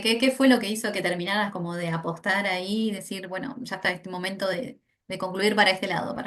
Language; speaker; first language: Spanish; native; Spanish